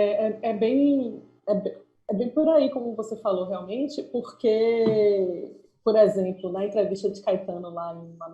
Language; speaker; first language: Portuguese; native; Portuguese